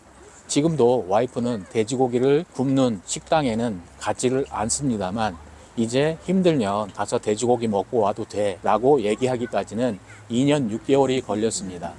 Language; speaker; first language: Korean; native; Korean